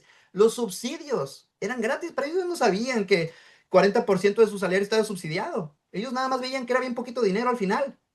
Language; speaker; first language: Spanish; native; Spanish